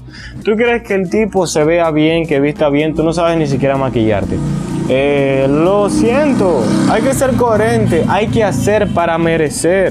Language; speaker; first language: Spanish; native; Spanish